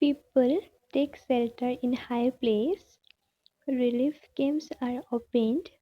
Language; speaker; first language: English; non-native, local second language; Assamese